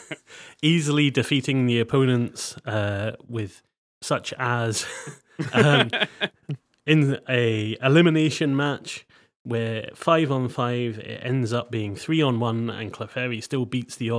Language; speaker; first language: English; native; English